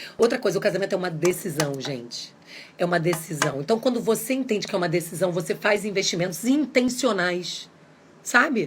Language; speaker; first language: Portuguese; native; Portuguese